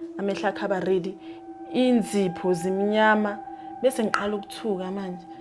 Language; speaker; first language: Zulu; native; Zulu